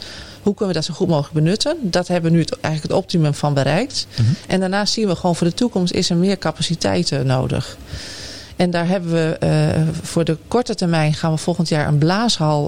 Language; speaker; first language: Dutch; native; Dutch